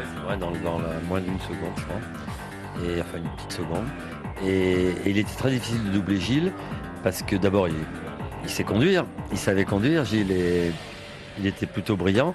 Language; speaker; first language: French; native; French